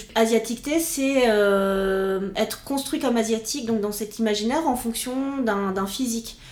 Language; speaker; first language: French; native; French